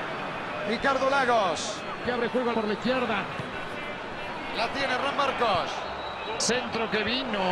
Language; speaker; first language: Spanish; native; Spanish